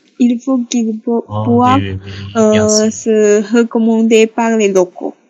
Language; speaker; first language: French; non-native, learner; Chinese